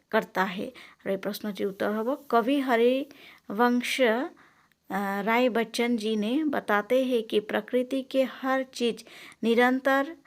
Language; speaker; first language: Hindi; non-native, local second language; Assamese